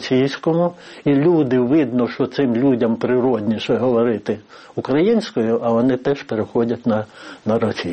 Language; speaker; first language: Ukrainian; native; Ukrainian